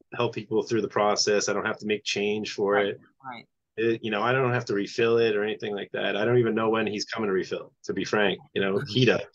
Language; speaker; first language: English; native; English